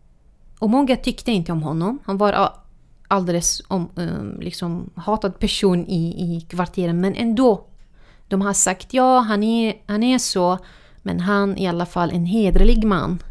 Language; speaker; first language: Swedish; non-native, fluent; Arabic